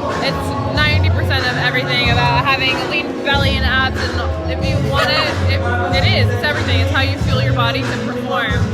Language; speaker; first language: English; native; English